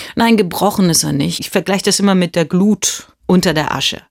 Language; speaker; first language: German; early bilingual, heritage; German